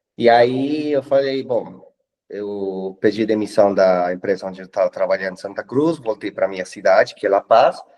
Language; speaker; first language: Portuguese; non-native, fluent; Spanish